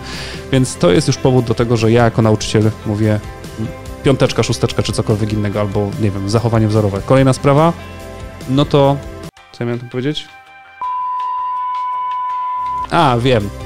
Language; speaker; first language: Polish; native; Polish